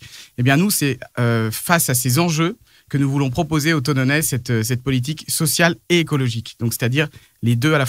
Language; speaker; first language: French; native; French